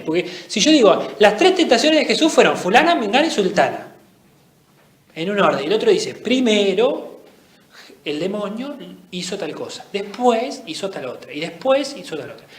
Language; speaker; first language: Spanish; native; Spanish